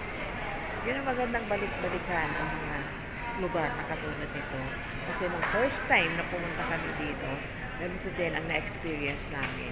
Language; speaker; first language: Filipino; native; Filipino